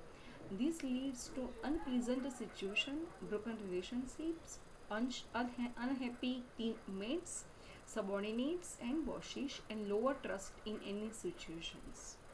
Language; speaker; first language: English; non-native, local second language; Gujarati